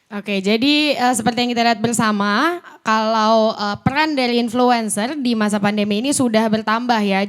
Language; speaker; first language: Indonesian; native; Indonesian